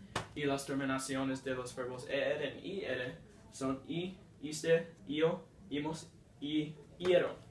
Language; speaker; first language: Spanish; non-native, learner; English